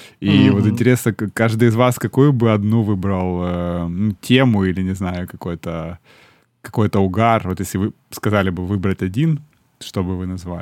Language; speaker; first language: Russian; native; Russian